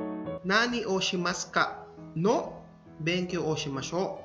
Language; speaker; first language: Japanese; non-native, fluent; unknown